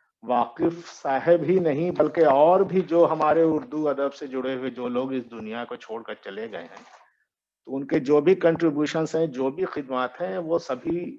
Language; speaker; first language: Urdu; native; Urdu